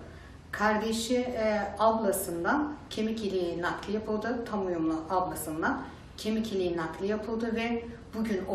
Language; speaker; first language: Turkish; native; Turkish